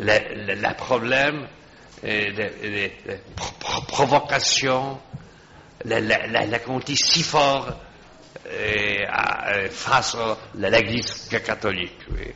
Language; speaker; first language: French; non-native, fluent; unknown